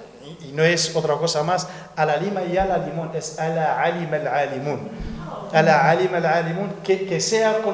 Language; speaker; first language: Spanish; native; Spanish